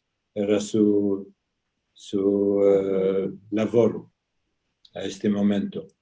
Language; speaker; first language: Spanish; early bilingual, heritage; Ladino